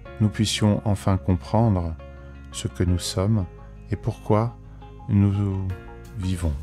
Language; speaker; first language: French; native; French